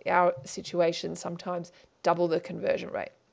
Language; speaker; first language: English; native; English